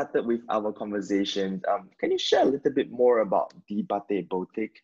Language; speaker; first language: English; non-native, local second language; Chinese